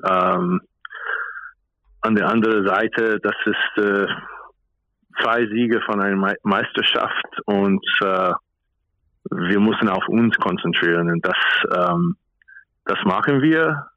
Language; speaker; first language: German; non-native, fluent; English